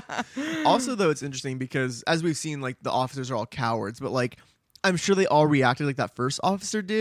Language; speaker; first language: English; native; English